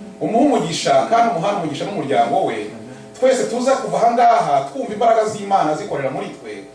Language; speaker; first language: Kinyarwanda; native; Kinyarwanda